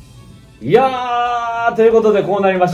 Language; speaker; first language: Japanese; native; Japanese